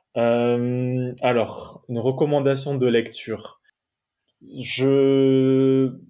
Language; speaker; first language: French; native; French